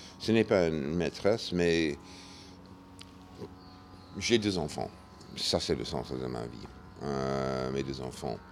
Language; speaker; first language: French; non-native, fluent; English